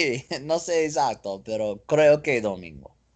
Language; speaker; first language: Spanish; non-native, learner; English